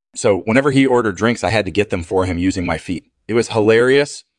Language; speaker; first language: English; native; English